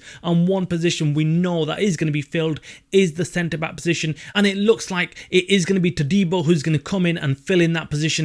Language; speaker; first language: English; native; English